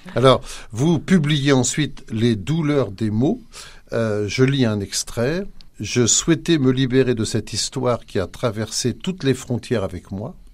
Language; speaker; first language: French; native; French